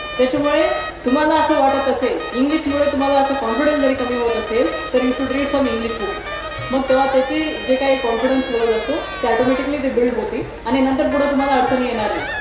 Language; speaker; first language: Marathi; non-native, fluent; Kannada